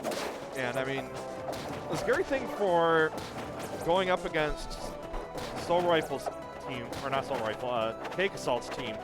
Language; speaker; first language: English; native; English